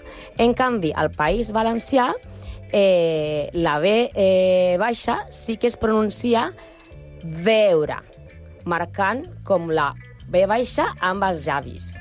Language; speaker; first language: Catalan; non-native, learner; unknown